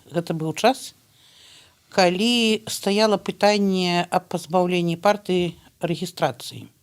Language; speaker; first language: Belarusian; native; Belarusian